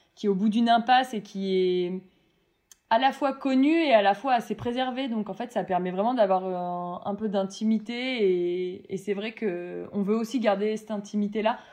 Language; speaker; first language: French; native; French